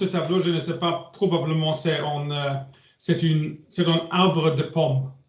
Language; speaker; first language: French; non-native, learner; English